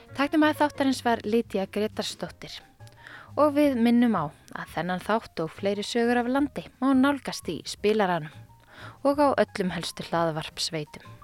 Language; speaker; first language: Icelandic; native; Icelandic